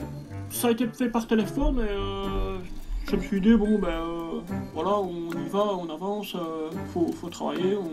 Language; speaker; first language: French; native; French